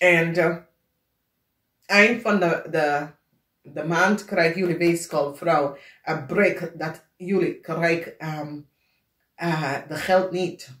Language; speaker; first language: Dutch; non-native, fluent; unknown